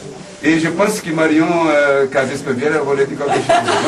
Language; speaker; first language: French; non-native, fluent; Portuguese